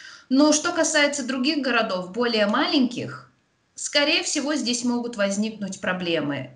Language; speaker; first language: Russian; native; Russian